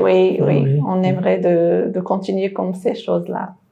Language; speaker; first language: French; non-native, local second language; Arabic